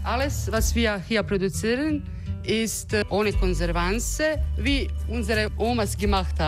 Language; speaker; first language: German; non-native, fluent; Croatian